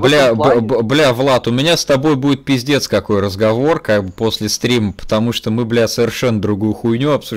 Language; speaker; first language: Russian; native; Russian